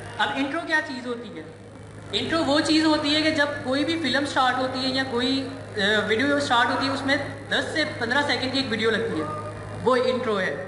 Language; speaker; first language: Urdu; non-native, local second language; Sindhi